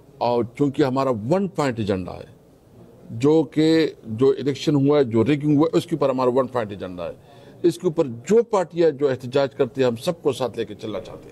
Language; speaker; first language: Urdu; non-native, local second language; Pashto